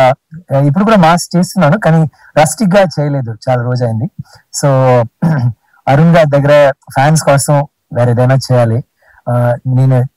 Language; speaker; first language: Telugu; non-native, learner; Tamil